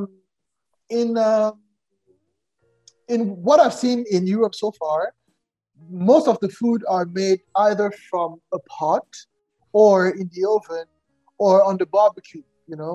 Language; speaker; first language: English; non-native, local second language; French